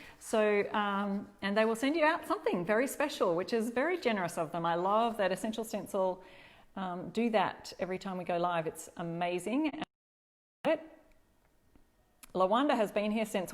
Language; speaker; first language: English; native; English